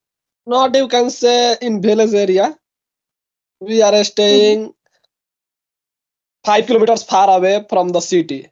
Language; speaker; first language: English; non-native, local second language; Hindi